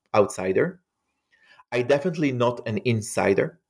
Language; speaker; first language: English; non-native, fluent; Hebrew